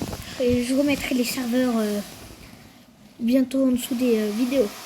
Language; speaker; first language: French; native; French